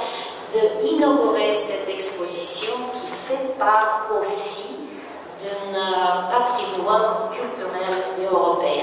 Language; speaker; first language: French; non-native, learner; Romanian